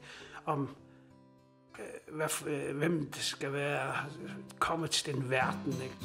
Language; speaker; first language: Danish; non-native, local second language; Kalaallisut